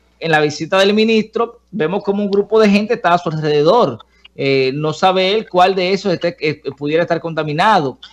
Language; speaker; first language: Spanish; native; Spanish